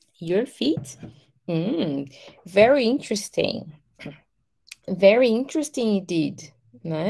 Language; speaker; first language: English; non-native, fluent; Portuguese